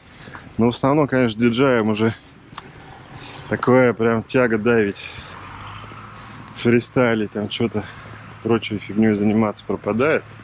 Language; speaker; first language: Russian; native; Russian